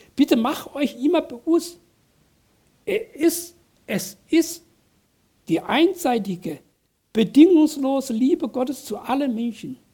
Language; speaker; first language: German; non-native, fluent; Chinese